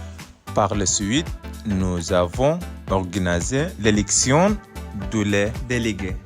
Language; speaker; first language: French; non-native, learner; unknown